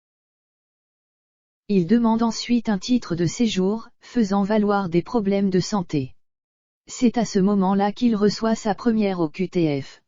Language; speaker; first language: French; native; French